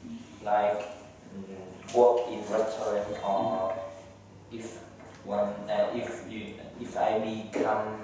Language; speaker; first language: English; non-native, learner; Vietnamese